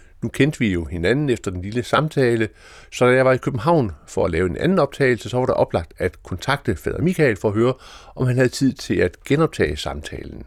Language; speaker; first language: Danish; native; Danish